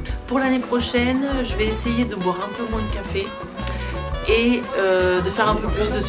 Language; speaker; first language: French; non-native, learner; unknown